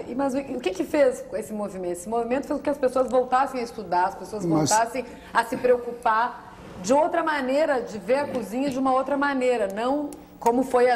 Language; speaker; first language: Portuguese; native; Portuguese